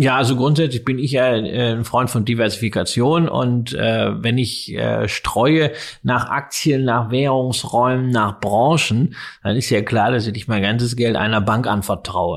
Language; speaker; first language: German; native; German